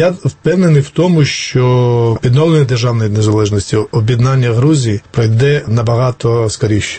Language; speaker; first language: Ukrainian; non-native, fluent; Georgian